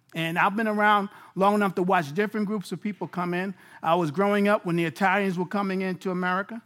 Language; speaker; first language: English; native; English